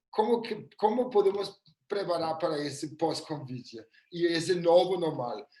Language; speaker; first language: Portuguese; non-native, fluent; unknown